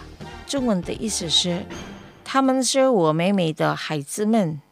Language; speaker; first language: Chinese; early bilingual, heritage; Chinese